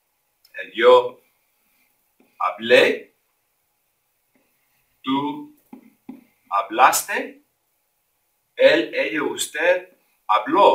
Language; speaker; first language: Spanish; non-native, fluent; English